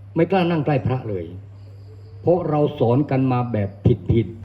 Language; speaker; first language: Thai; non-native, local second language; Northern Khmer